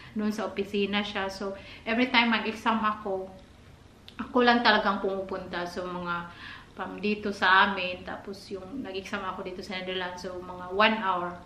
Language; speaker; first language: Filipino; non-native, local second language; Cebuano